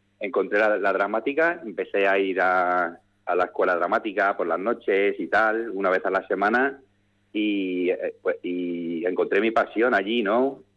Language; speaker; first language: Spanish; early bilingual, other home language; English